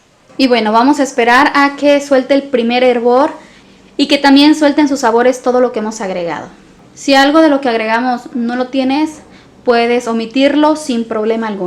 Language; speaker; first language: Spanish; native; Spanish